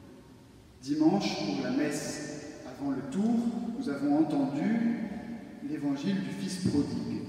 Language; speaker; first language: French; native; French